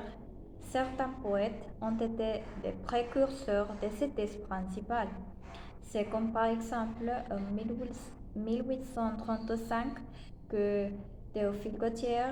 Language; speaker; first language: French; non-native, learner; Spanish